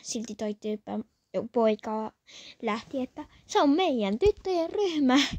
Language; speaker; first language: Finnish; early bilingual, other home language; Polish